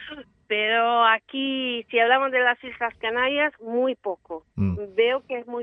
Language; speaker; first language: Spanish; non-native, fluent; Italian